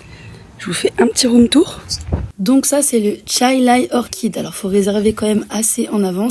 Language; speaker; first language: French; native; French